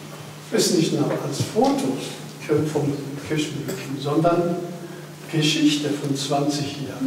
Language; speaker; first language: German; non-native, fluent; Japanese